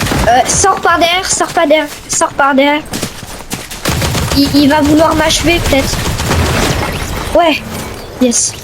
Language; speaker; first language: French; native; French